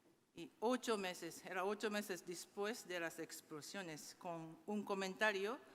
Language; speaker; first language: Spanish; non-native, fluent; Japanese